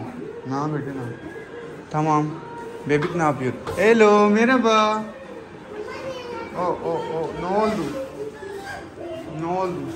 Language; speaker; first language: Turkish; non-native, learner; Urdu